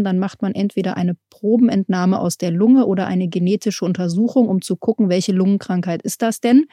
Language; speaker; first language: German; native; German